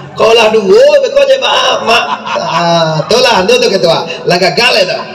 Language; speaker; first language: Malay; non-native, local second language; Minangkabau